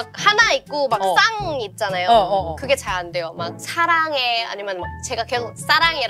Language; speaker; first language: Korean; non-native, fluent; Thai